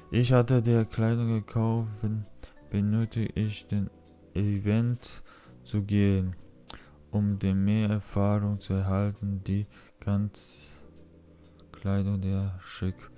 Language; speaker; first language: German; non-native, learner; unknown